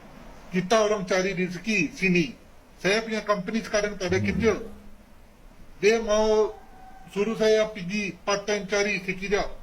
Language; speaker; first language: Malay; non-native, learner; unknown